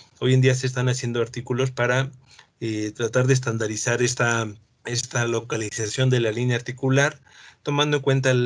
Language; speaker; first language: Spanish; native; Spanish